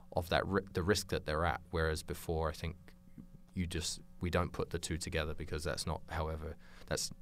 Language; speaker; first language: English; native; English